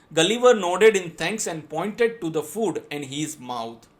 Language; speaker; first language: English; non-native, local second language; Gujarati